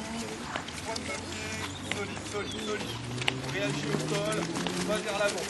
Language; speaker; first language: French; native; French